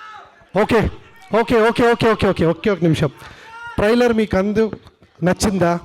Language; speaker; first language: Telugu; non-native, learner; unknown